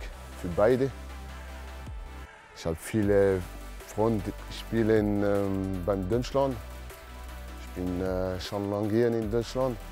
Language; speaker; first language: German; non-native, learner; French